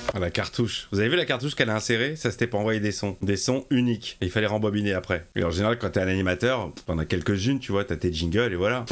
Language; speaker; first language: French; native; French